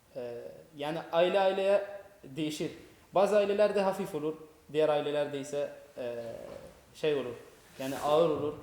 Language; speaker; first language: Turkish; non-native, fluent; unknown